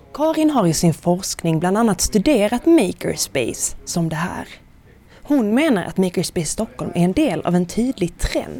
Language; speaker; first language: Swedish; native; Swedish